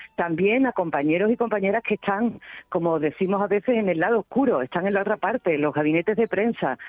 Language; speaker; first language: Spanish; native; Spanish